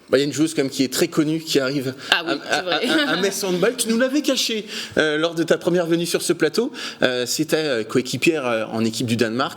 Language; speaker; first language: French; native; French